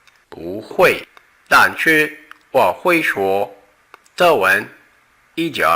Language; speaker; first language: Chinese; non-native, learner; Portuguese